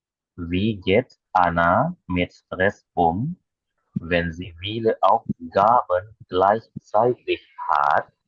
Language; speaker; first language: German; non-native, fluent; Indonesian